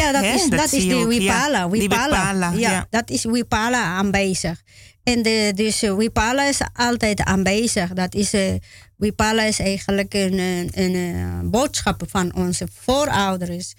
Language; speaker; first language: Dutch; non-native, learner; Spanish